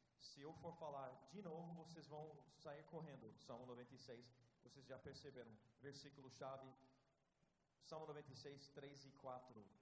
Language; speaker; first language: Portuguese; non-native, fluent; English